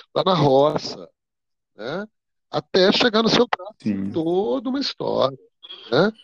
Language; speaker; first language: Portuguese; native; Portuguese